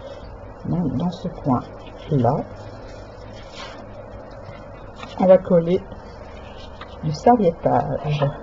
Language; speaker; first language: French; native; French